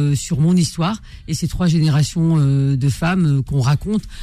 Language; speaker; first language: French; native; French